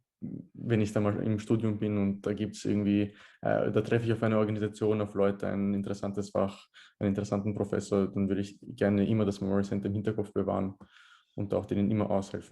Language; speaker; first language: German; early bilingual, other home language; Bosnian